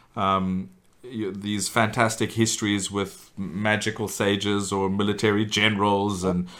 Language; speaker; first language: English; native; English